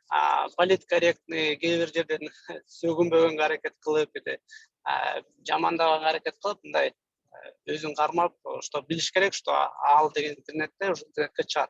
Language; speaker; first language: Kyrgyz; native; Kyrgyz